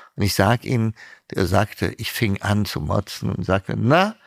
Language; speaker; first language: German; non-native, fluent; Amharic